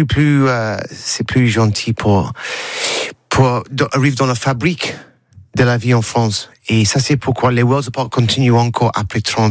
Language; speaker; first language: French; non-native, learner; English